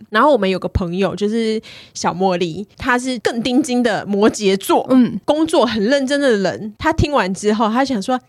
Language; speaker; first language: Chinese; native; Chinese